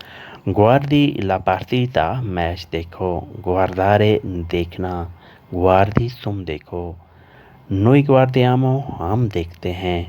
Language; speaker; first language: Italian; non-native, learner; Urdu